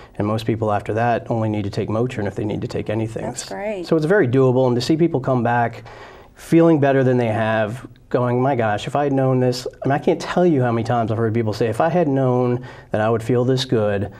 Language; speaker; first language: English; native; English